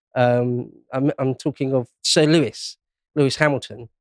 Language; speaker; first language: English; native; English